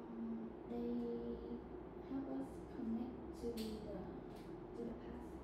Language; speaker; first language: English; non-native, learner; Vietnamese